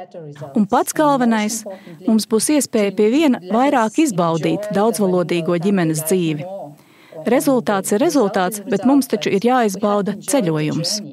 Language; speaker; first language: Latvian; native; Latvian